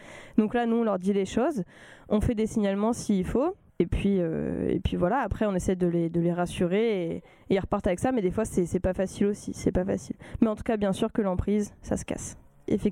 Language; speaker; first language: French; native; French